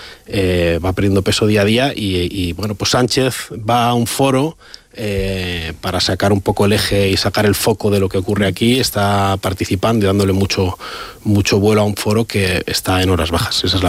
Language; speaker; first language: Spanish; native; Spanish